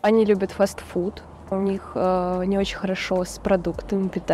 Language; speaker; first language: Russian; native; Russian